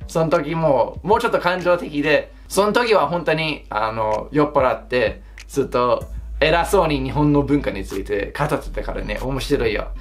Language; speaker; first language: Japanese; non-native, fluent; English